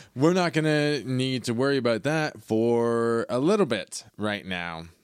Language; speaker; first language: English; native; English